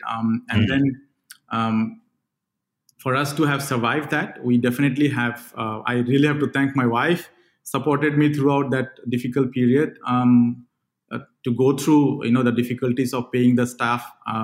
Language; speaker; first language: English; non-native, local second language; Bangla